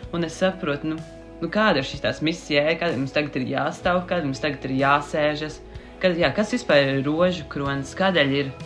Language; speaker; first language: Latvian; native; Latvian